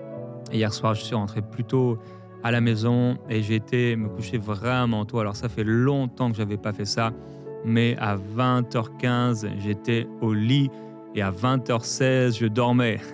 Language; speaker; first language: French; native; French